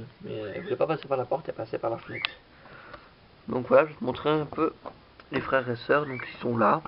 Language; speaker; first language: French; native; French